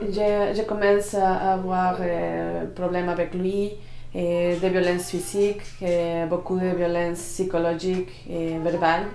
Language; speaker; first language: French; non-native, learner; Spanish